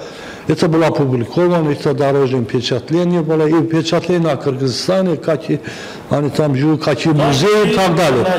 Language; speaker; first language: Russian; non-native, fluent; Azerbaijani